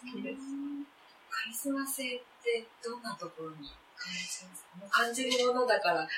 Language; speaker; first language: Japanese; non-native, fluent; German